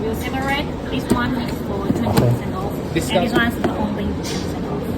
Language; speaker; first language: English; non-native, learner; Chinese